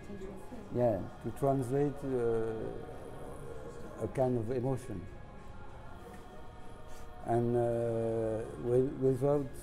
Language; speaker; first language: English; non-native, learner; French